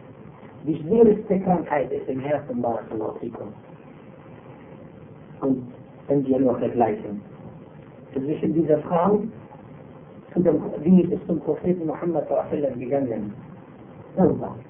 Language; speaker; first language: German; non-native, fluent; Arabic